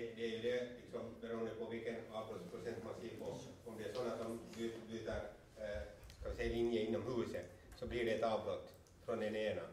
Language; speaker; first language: Swedish; non-native, local second language; Finnish